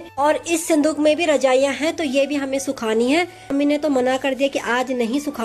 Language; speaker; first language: Hindi; native; Hindi